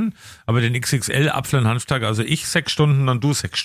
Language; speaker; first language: German; native; German